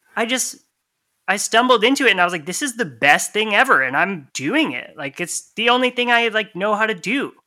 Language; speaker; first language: English; native; English